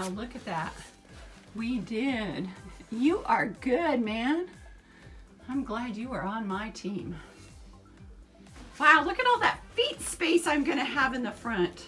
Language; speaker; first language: English; native; English